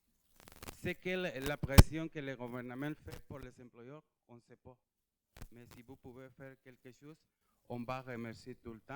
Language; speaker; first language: French; non-native, learner; Spanish